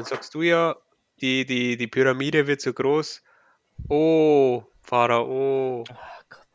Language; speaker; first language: German; native; German